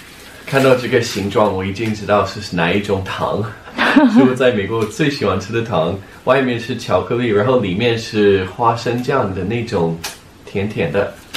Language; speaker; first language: Chinese; non-native, fluent; English